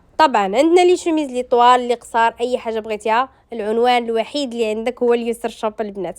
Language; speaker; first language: Arabic; native; Arabic